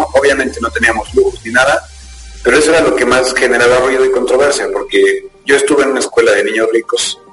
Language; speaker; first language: Spanish; native; Spanish